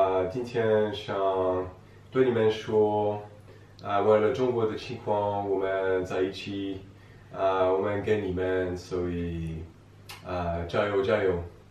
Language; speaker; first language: Chinese; non-native, fluent; French